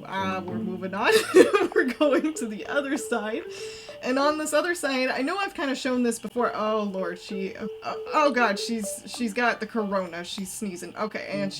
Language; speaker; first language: English; native; English